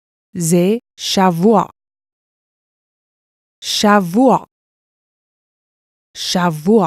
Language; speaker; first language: Hebrew; non-native, fluent; English